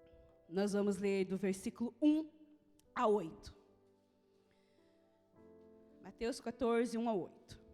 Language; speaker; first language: Portuguese; native; Portuguese